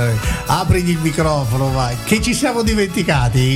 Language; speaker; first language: Italian; native; Italian